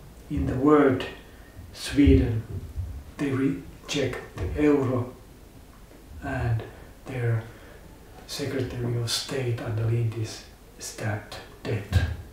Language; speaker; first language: English; non-native, fluent; Finnish